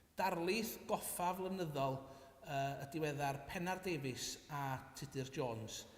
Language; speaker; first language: Welsh; native; Welsh